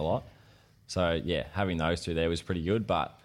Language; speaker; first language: English; native; English